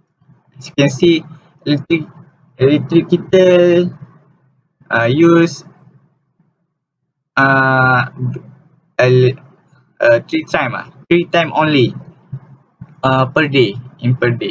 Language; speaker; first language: English; non-native, learner; Malay